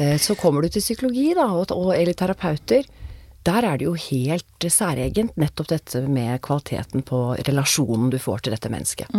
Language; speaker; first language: Norwegian; native; Norwegian